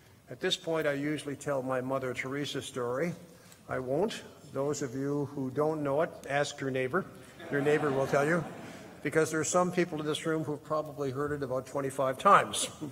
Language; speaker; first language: English; native; English